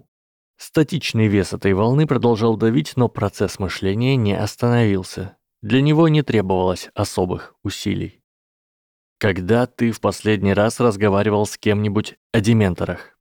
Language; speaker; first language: Russian; native; Russian